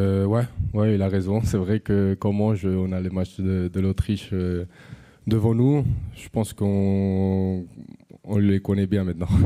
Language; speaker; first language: French; non-native, fluent; Spanish